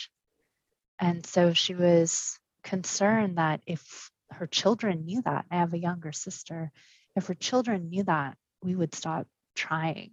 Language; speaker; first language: English; early bilingual, other home language; Japanese